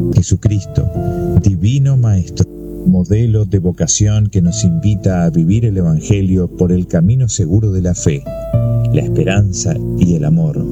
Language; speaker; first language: Spanish; native; Spanish